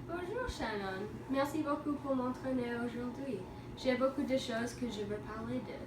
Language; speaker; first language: French; non-native, learner; English